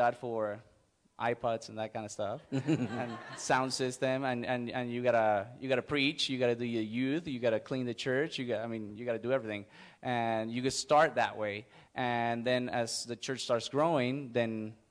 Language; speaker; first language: English; non-native, fluent; Spanish